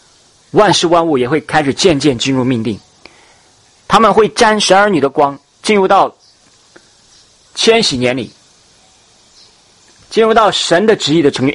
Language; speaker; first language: Chinese; native; Chinese